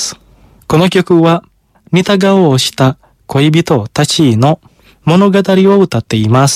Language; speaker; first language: Japanese; non-native, fluent; Indonesian